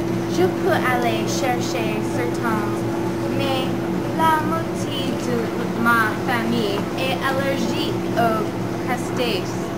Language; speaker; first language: French; non-native, learner; English